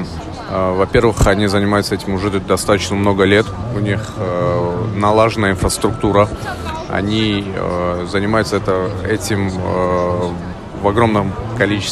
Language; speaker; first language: Russian; non-native, local second language; Tajik